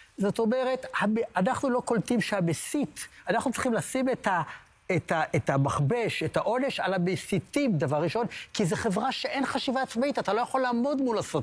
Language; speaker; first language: Hebrew; native; Hebrew